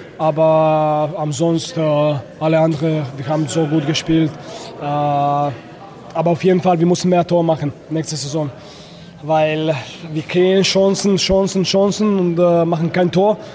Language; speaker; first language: German; non-native, learner; Croatian